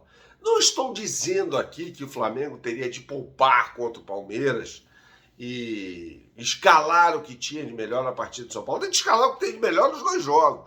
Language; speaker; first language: Portuguese; native; Portuguese